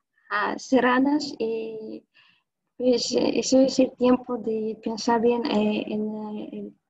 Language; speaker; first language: Spanish; non-native, fluent; Russian